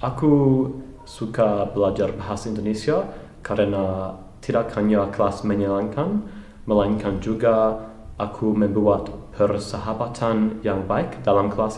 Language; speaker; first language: Indonesian; non-native, learner; English